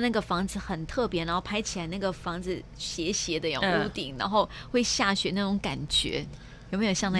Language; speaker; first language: Chinese; native; Chinese